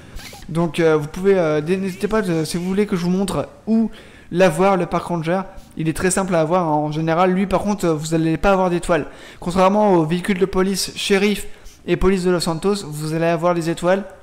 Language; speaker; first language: French; native; French